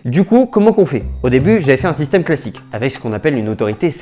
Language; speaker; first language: French; native; French